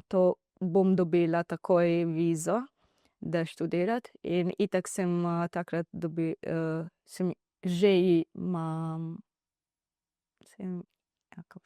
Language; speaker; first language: Slovenian; non-native, learner; Divehi